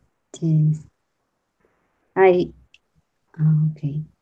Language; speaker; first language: English; non-native, learner; Spanish